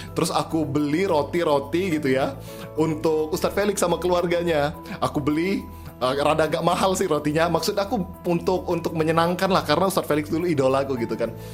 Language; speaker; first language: Indonesian; native; Indonesian